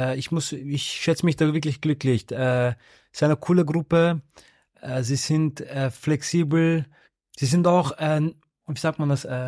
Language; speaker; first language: German; early bilingual, other home language; Turkish